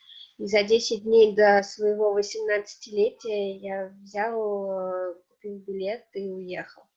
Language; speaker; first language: Russian; native; Russian